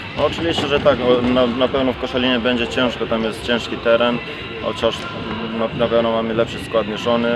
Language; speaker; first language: Polish; non-native, fluent; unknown